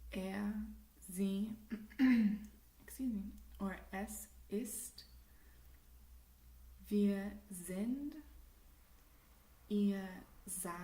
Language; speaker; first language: German; non-native, fluent; English